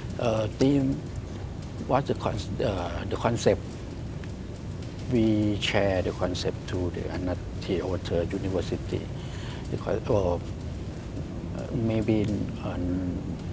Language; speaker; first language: English; non-native, learner; Thai